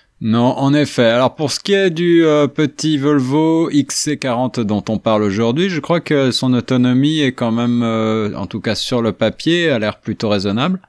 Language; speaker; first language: French; native; French